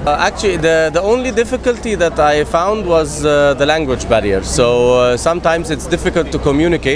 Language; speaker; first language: English; non-native, fluent; Arabic